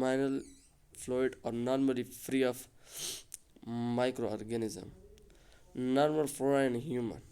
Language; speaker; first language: English; non-native, local second language; Urdu